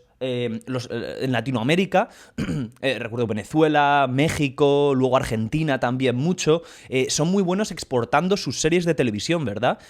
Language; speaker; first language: Spanish; native; Spanish